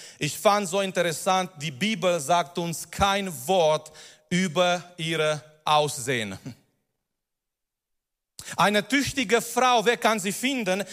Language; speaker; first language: German; non-native, fluent; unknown